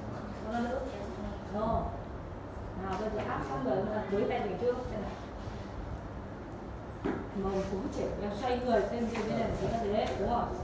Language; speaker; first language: Vietnamese; native; Vietnamese